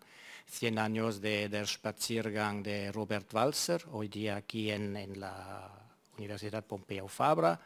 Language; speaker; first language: Spanish; non-native, fluent; German